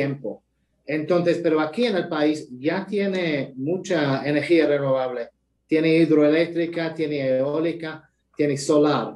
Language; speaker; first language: Spanish; non-native, fluent; English